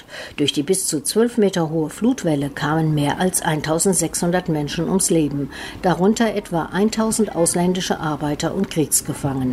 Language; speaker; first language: German; native; German